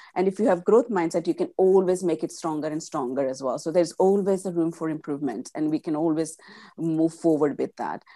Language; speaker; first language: English; non-native, local second language; Gujarati